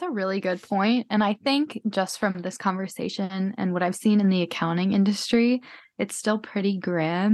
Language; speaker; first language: English; native; English